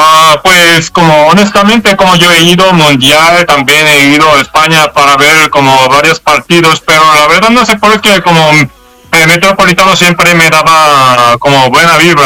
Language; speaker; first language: Spanish; non-native, learner; Korean